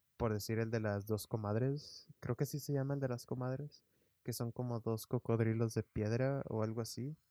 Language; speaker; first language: Spanish; early bilingual, heritage; Spanish